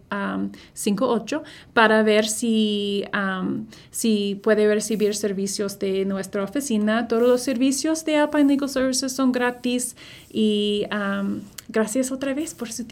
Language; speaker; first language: Spanish; non-native, fluent; English